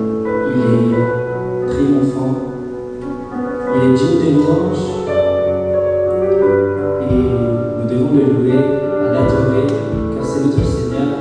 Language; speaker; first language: French; non-native, fluent; Chinese